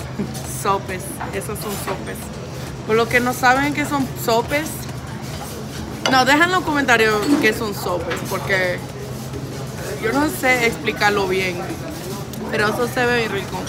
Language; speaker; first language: Spanish; non-native, fluent; English